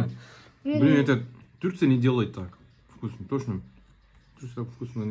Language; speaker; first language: Russian; non-native, learner; Turkish